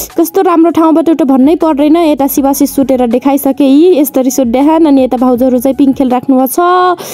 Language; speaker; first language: Nepali; non-native, local second language; Dangaura Tharu